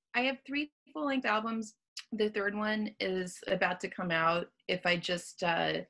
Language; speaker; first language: English; native; English